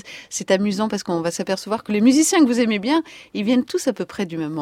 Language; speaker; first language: French; native; French